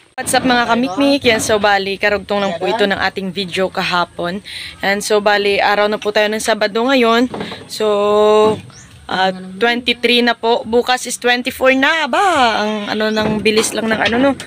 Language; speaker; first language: Filipino; non-native, local second language; Hiligaynon